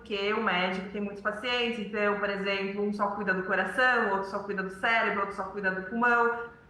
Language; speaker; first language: Portuguese; native; Portuguese